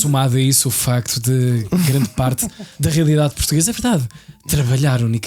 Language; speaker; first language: Portuguese; native; Portuguese